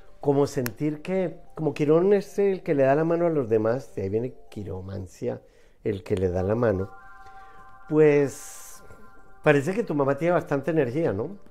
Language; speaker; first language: Spanish; native; Spanish